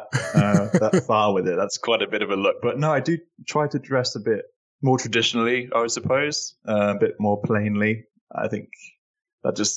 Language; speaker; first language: English; native; English